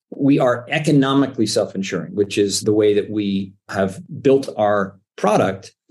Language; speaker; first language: English; native; English